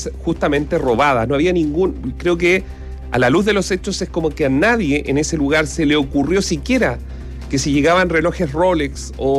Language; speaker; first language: Spanish; native; Spanish